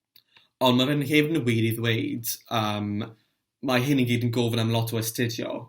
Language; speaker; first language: Welsh; non-native, local second language; English